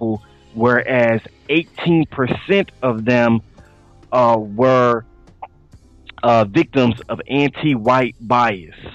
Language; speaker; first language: English; native; English